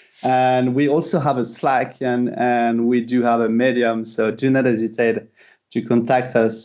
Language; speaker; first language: English; non-native, fluent; French